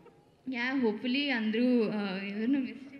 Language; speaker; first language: Telugu; non-native, learner; Tamil